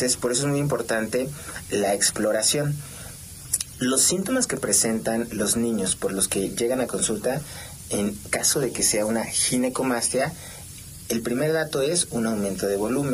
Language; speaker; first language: Spanish; native; Spanish